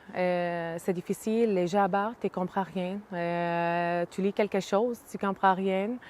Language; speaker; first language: French; non-native, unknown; Arabic